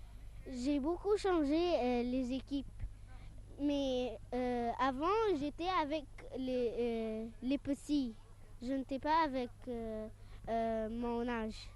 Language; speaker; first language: French; non-native, local second language; Arabic